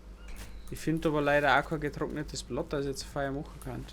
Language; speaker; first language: German; native; German